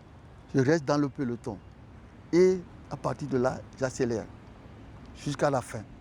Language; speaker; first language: French; non-native, local second language; Ewe